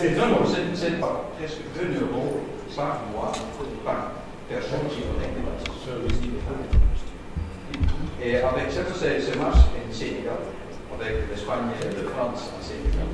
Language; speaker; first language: French; non-native, learner; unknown